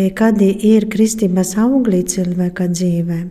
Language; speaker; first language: Latvian; non-native, fluent; Polish